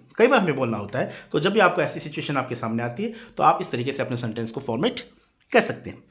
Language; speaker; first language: Hindi; native; Hindi